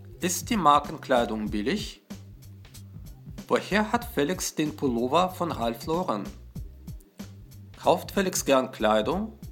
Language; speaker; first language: German; non-native, fluent; Russian